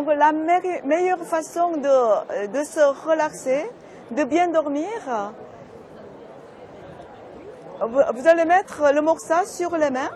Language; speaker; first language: French; non-native, fluent; Korean